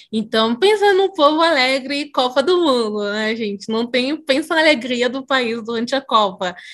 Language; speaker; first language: Portuguese; early bilingual, other home language; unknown